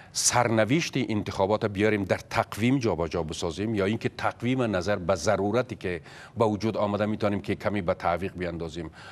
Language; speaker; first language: Persian; native; Persian